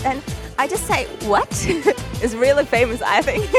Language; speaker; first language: English; non-native, learner; Turkish